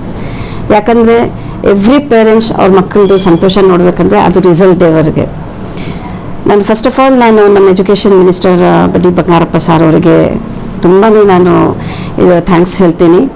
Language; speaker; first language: Kannada; non-native, local second language; Urdu